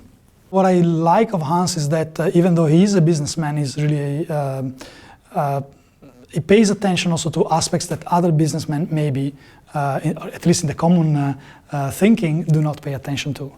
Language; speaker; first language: English; non-native, fluent; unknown